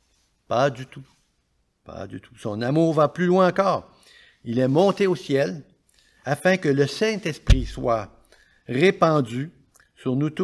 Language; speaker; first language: French; native; French